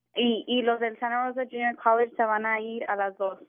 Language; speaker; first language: Spanish; early bilingual, heritage; Spanish